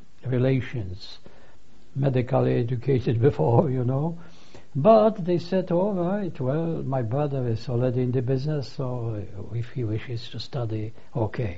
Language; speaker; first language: English; non-native, fluent; Polish